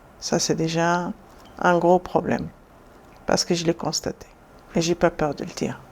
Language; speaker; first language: French; non-native, local second language; Arabic